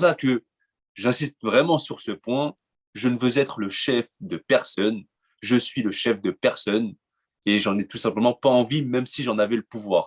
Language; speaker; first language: French; native; French